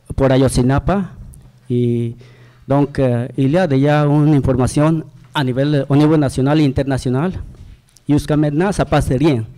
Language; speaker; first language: French; non-native, learner; Spanish